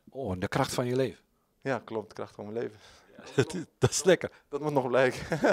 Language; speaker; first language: Dutch; native; Dutch